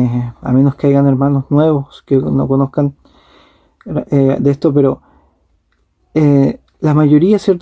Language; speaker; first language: Spanish; native; Spanish